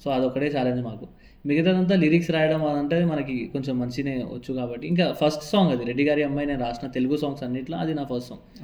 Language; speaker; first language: Telugu; non-native, local second language; Urdu